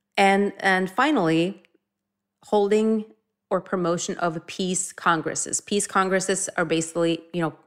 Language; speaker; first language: English; non-native, fluent; Norwegian